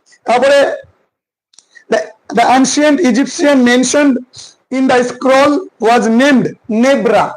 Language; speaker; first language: English; non-native, local second language; Bangla